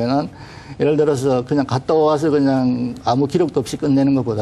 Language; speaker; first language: Korean; native; Korean